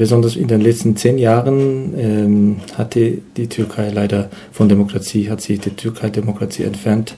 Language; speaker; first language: German; non-native, learner; Turkish